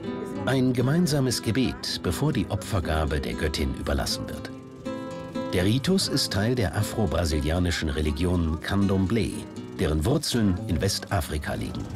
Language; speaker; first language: German; native; German